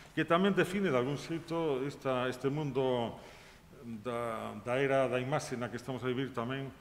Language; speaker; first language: Spanish; non-native, local second language; Galician